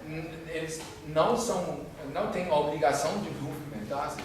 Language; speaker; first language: Portuguese; non-native, fluent; German